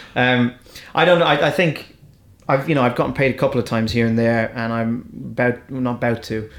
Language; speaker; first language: English; native; English